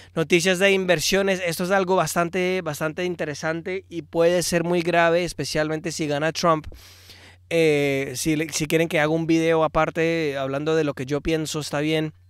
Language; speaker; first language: Spanish; early bilingual, heritage; Spanish